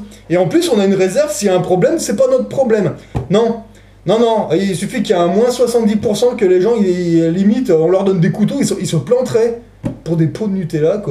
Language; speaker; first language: French; native; French